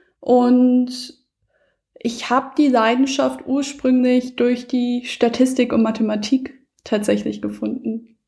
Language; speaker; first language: German; early bilingual, other home language; Persian